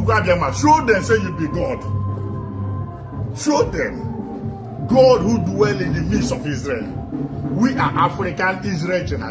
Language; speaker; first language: Nigerian Pidgin; non-native, local second language; Igbo